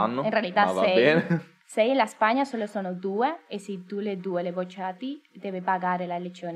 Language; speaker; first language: Italian; non-native, learner; Spanish